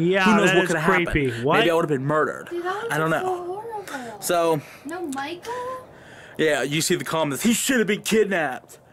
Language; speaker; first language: English; native; English